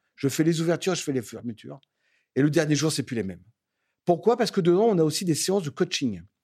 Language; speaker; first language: French; native; French